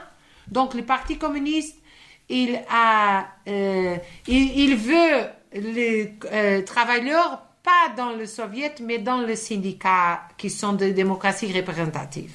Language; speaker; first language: French; non-native, fluent; Portuguese